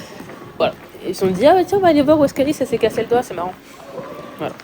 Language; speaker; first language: French; native; French